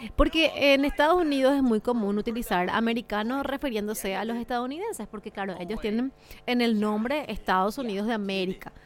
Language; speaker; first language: Spanish; native; Spanish